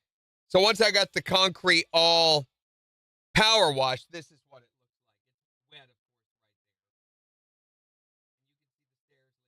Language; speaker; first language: English; native; English